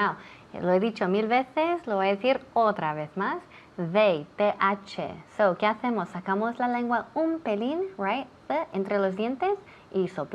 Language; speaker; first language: Spanish; non-native, fluent; English